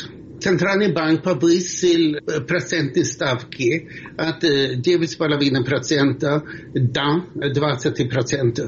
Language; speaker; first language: Russian; non-native, fluent; Swedish